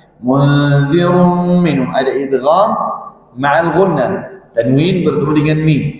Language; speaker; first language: Malay; non-native, fluent; Arabic